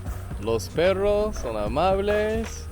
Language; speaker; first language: Spanish; non-native, learner; English